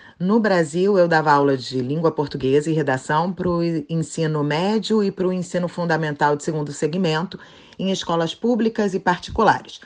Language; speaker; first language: Portuguese; native; Portuguese